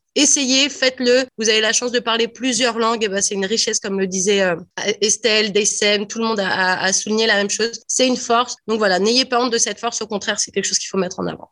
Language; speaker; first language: French; native; French